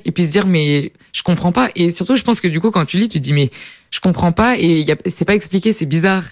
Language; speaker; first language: French; native; French